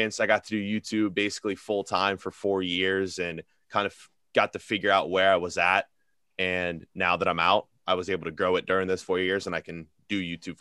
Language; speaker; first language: English; native; English